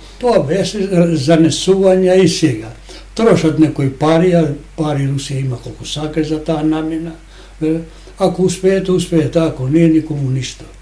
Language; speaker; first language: Macedonian; non-native, local second language; Albanian